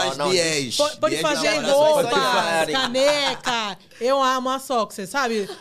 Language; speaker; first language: Portuguese; non-native, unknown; Yoruba